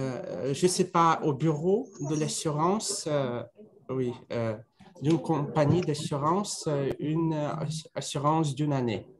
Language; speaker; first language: French; non-native, fluent; Russian